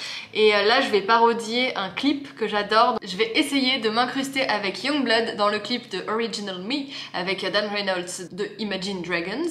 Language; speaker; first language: French; native; French